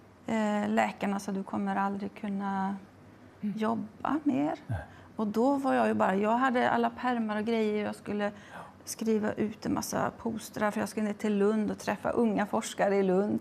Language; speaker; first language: Swedish; native; Swedish